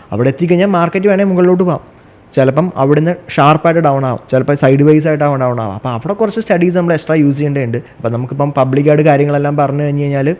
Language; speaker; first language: Malayalam; native; Malayalam